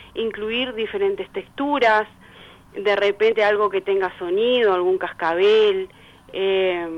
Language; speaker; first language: Spanish; native; Spanish